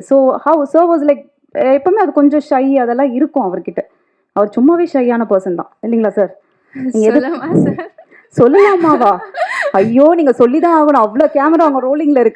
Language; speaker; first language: Tamil; native; Tamil